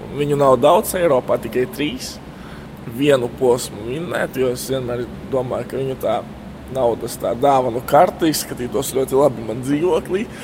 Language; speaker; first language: Latvian; native; Latvian